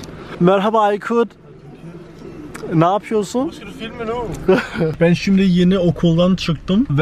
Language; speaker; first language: Turkish; early bilingual, heritage; Turkish